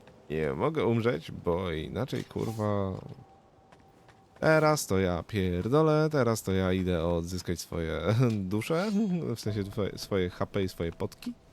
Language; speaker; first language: Polish; native; Polish